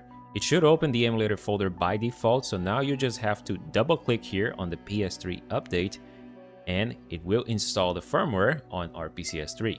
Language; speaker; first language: English; non-native, fluent; Portuguese